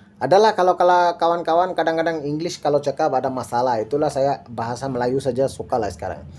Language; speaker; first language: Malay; non-native, learner; Bangla